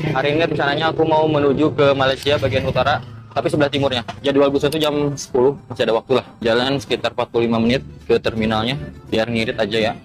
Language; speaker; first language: Indonesian; native; Indonesian